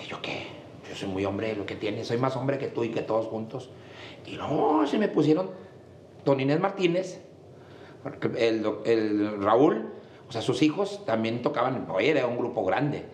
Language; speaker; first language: Spanish; native; Spanish